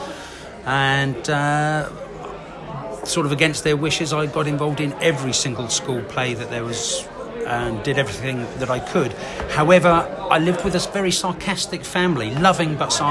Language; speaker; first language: English; native; English